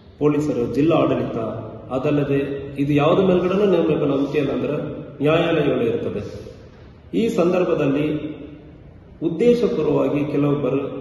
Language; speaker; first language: Kannada; native; Kannada